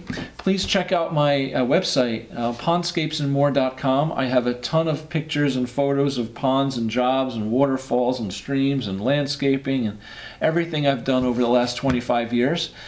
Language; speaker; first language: English; native; English